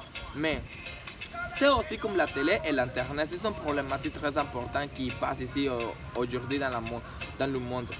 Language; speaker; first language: French; non-native, learner; Spanish